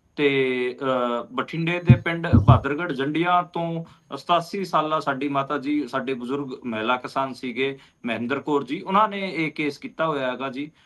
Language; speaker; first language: Punjabi; non-native, local second language; Hindi